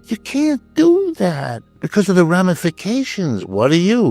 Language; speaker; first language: English; native; English